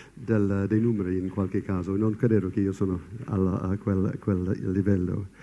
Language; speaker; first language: Italian; non-native, fluent; English